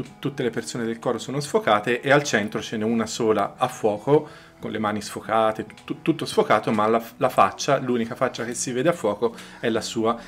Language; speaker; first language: Italian; early bilingual, other home language; Spanish